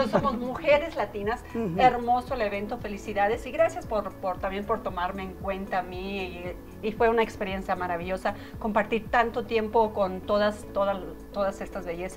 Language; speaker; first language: Spanish; native; Spanish